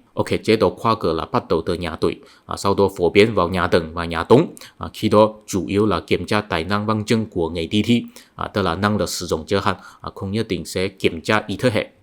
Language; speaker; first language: Vietnamese; non-native, fluent; Chinese